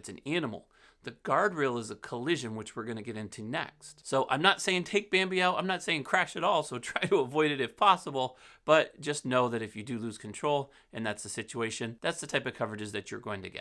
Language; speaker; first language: English; native; English